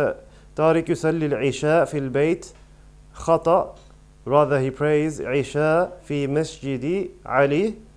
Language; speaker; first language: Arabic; non-native, fluent; English